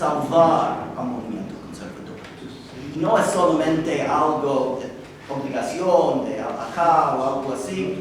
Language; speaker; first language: Spanish; non-native, fluent; English